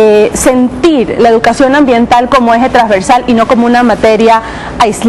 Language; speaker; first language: Spanish; native; Spanish